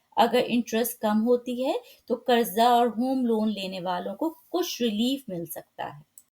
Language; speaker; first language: Urdu; native; Urdu